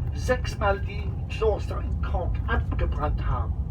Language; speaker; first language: German; non-native, fluent; English